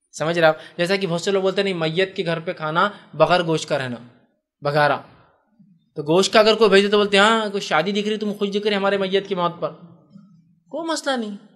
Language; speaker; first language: Urdu; non-native, local second language; Bangla